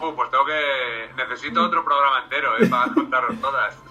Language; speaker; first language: Spanish; native; Spanish